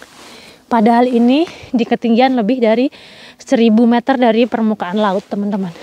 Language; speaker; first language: Indonesian; native; Indonesian